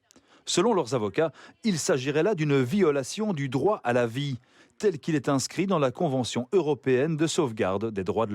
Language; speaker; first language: French; native; French